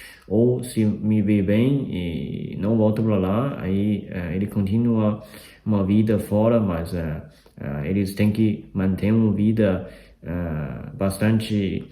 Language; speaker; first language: Portuguese; non-native, fluent; Chinese